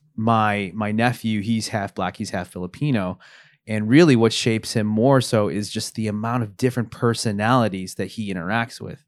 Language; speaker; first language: English; early bilingual, other home language; Filipino